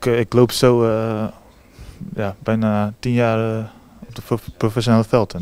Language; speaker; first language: Dutch; early bilingual, heritage; Japanese